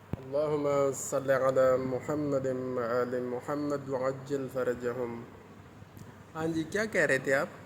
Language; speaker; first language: Urdu; non-native, local second language; Punjabi